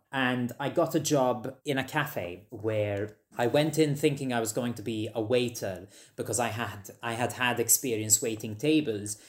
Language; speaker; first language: English; non-native, fluent; Maltese